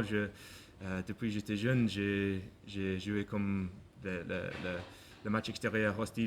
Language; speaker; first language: French; non-native, learner; English